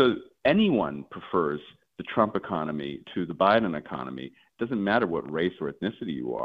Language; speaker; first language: English; native; English